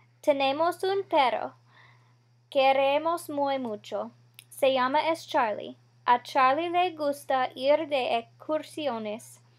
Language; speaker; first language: Spanish; non-native, learner; English